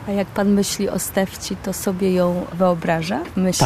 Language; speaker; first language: Polish; native; Polish